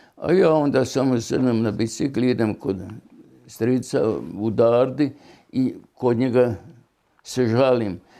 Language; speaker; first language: Bosnian; non-native, local second language; German